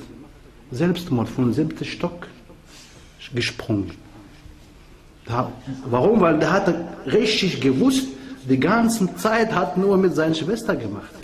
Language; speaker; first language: German; non-native, fluent; Arabic